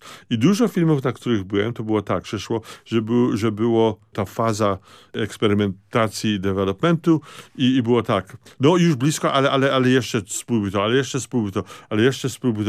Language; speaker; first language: Polish; early bilingual, heritage; Polish